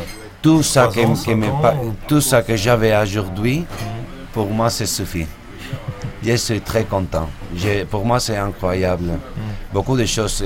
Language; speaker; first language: French; non-native, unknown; Spanish